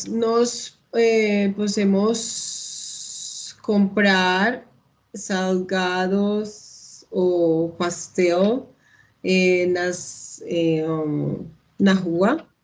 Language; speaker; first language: Portuguese; non-native, learner; Spanish